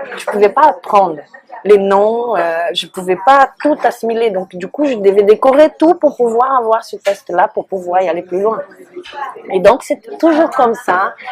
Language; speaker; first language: French; non-native, fluent; Portuguese